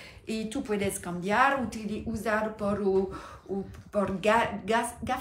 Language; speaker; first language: Spanish; non-native, learner; French